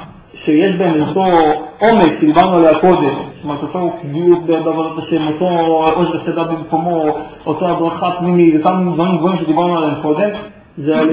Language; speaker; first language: Hebrew; native; Hebrew